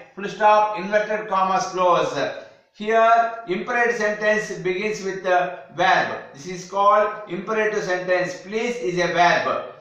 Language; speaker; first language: English; non-native, local second language; Telugu